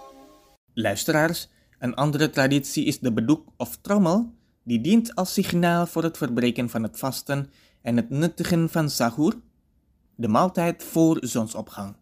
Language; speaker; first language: Dutch; non-native, fluent; Indonesian